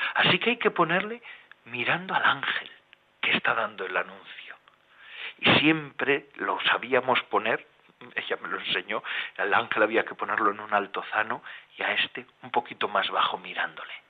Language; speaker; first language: Spanish; native; Spanish